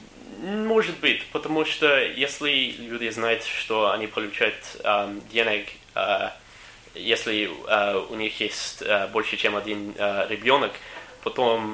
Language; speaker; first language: Russian; non-native, learner; English